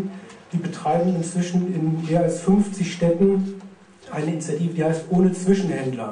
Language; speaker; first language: German; native; German